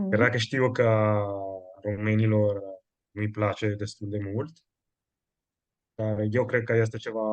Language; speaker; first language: Romanian; non-native, fluent; Italian